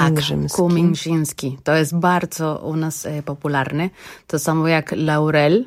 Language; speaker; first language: Polish; non-native, learner; Spanish